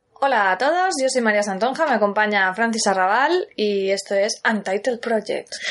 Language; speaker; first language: Spanish; native; Spanish